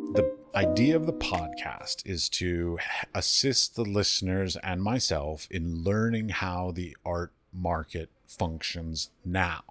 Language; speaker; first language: English; native; English